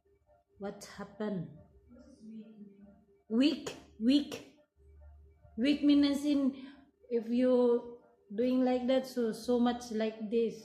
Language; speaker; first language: English; non-native, local second language; Filipino